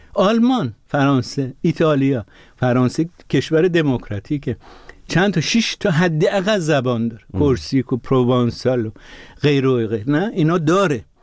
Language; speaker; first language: Persian; non-native, local second language; Azerbaijani